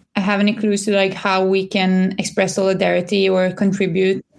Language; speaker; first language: English; non-native, fluent; Norwegian